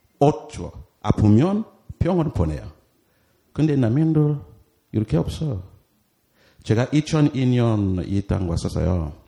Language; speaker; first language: Korean; non-native, learner; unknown